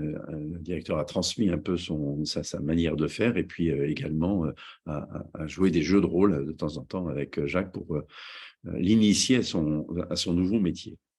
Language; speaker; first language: French; native; French